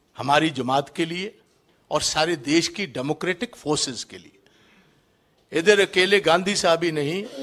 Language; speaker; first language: Hindi; non-native, local second language; Punjabi